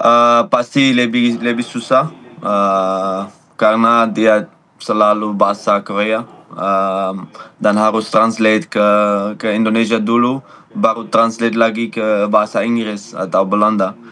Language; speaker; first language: Indonesian; non-native, fluent; Dutch